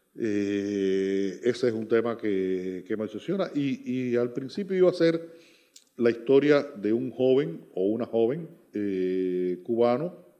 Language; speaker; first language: Spanish; native; Spanish